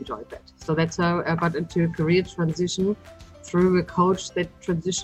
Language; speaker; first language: English; non-native, fluent; German